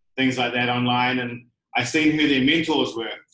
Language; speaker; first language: English; native; English